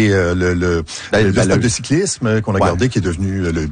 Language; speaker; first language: French; native; French